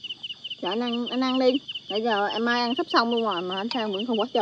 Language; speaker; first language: Vietnamese; native; Vietnamese